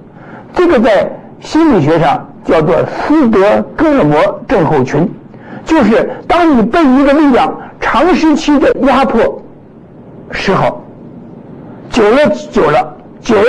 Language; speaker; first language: Chinese; native; Chinese